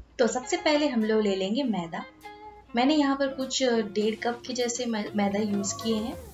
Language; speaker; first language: Hindi; non-native, local second language; Bangla